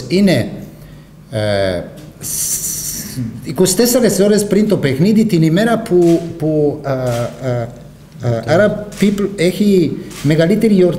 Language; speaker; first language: Greek; non-native, fluent; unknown